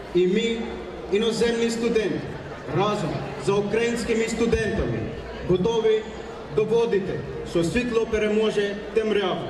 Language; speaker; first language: Ukrainian; non-native, learner; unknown